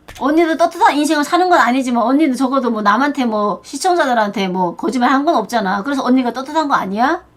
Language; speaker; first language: Korean; native; Korean